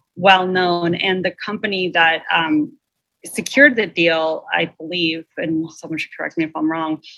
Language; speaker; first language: English; native; English